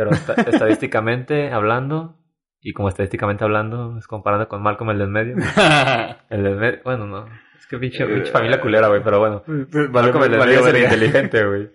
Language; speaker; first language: Spanish; native; Spanish